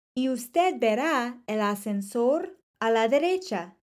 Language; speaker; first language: Spanish; non-native, fluent; English